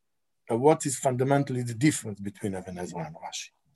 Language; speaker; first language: English; non-native, fluent; Hebrew